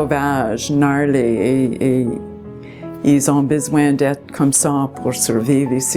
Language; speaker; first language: French; non-native, local second language; English